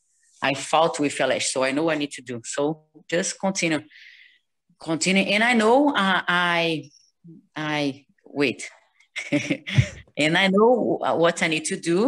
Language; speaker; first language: English; non-native, learner; Portuguese